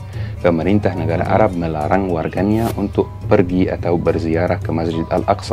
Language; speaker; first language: Indonesian; non-native, fluent; Arabic